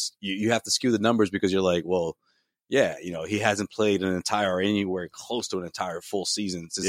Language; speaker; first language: English; native; English